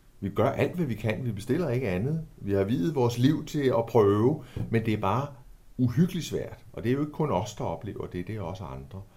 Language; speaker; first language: Danish; native; Danish